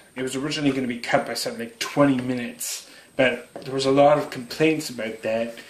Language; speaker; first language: English; native; English